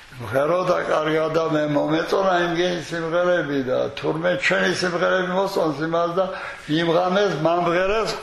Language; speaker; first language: Georgian; non-native, local second language; Mingrelian